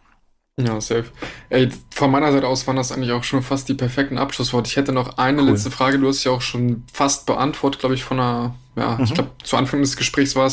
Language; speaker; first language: German; native; German